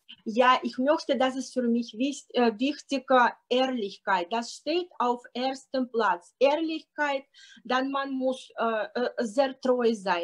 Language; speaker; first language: German; non-native, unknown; Russian